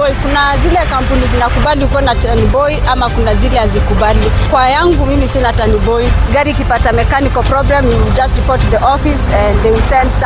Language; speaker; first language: Swahili; non-native, local second language; Kikuyu